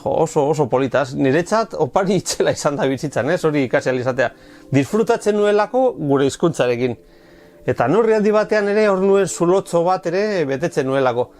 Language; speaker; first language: Basque; non-native, local second language; Spanish